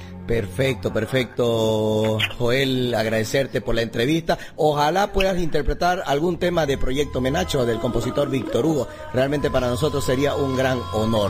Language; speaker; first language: Spanish; native; Spanish